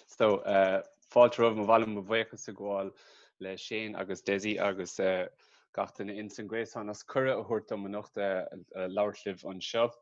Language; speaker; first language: Irish; native; Irish